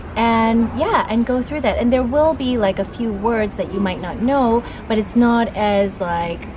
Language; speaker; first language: English; native; English